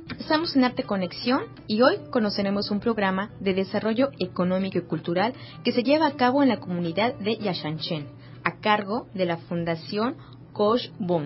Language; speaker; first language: Spanish; native; Spanish